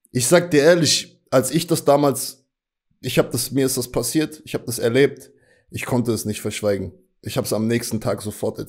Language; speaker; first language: German; native; German